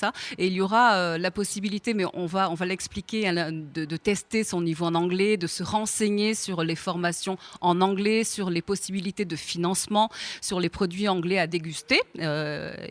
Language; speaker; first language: French; native; French